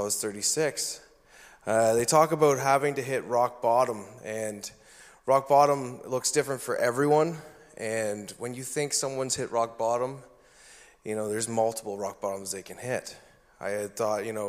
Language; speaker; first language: English; native; English